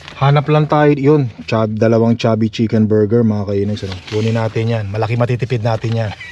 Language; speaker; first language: Filipino; native; Filipino